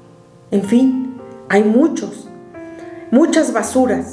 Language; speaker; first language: Spanish; native; Spanish